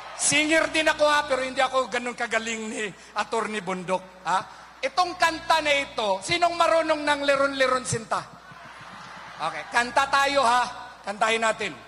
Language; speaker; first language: Filipino; non-native, local second language; Cebuano